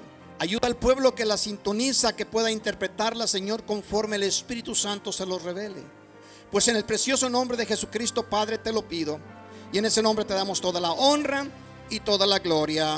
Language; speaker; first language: Spanish; native; Spanish